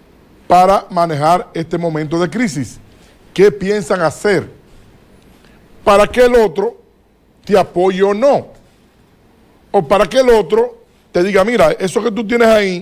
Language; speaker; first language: Spanish; native; Spanish